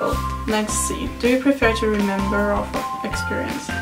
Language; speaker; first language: English; non-native, fluent; German